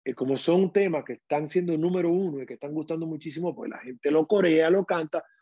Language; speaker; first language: Spanish; native; Spanish